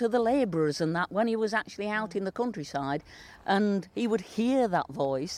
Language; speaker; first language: English; native; English